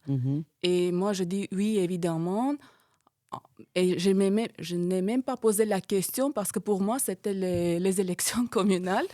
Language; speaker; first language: French; non-native, fluent; Armenian